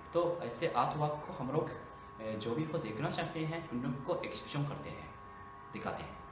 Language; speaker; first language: Hindi; non-native, fluent; Japanese